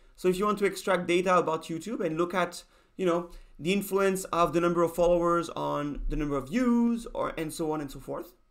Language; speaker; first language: English; non-native, fluent; Spanish